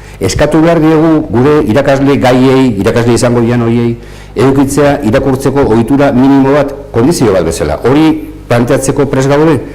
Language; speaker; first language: Basque; native; Basque